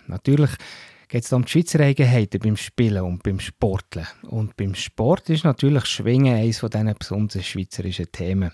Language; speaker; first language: German; native; German